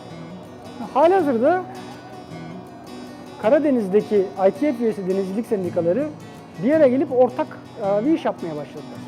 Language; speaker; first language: Turkish; native; Turkish